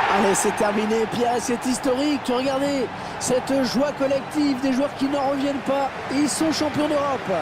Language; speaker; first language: French; native; French